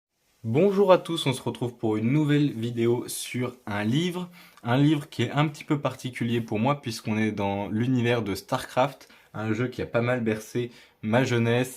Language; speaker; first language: French; native; French